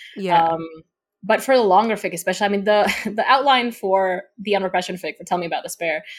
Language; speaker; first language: English; non-native, fluent; Slovak